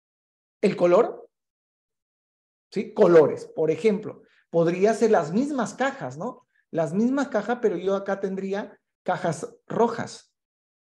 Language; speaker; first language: Spanish; native; Spanish